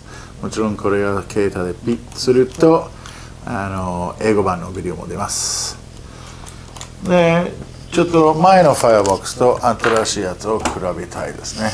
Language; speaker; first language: Japanese; non-native, fluent; English